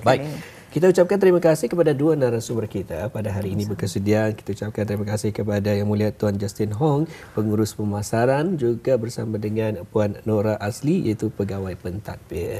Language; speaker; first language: Malay; native; Malay